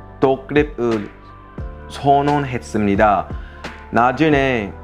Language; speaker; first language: Korean; non-native, learner; English